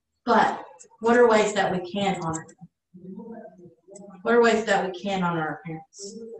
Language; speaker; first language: English; early bilingual, other home language; Spanish